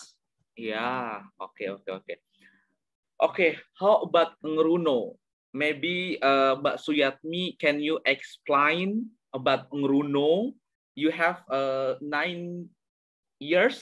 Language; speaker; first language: English; non-native, learner; Indonesian